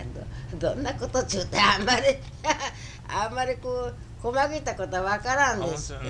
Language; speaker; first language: Japanese; native; Japanese